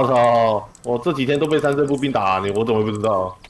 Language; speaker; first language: Chinese; native; Chinese